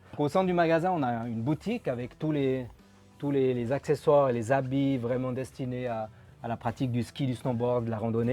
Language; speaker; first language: French; native; French